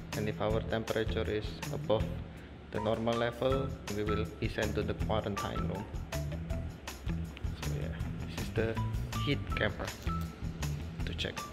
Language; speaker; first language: English; non-native, fluent; Indonesian